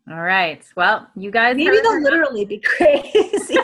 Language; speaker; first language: English; native; English